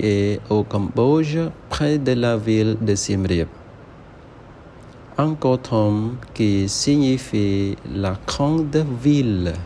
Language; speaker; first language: French; non-native, learner; Khmer